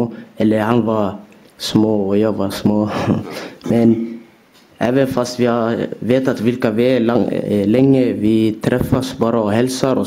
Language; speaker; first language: Swedish; early bilingual, other home language; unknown